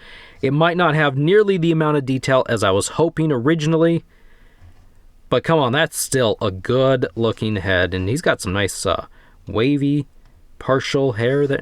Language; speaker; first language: English; native; English